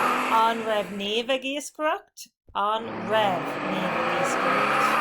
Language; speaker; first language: Irish; non-native, local second language; English